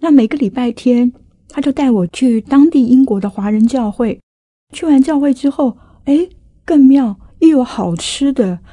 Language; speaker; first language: Chinese; native; Chinese